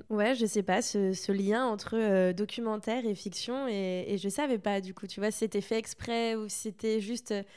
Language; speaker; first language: French; native; French